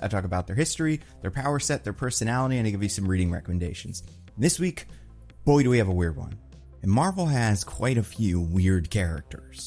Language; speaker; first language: English; native; English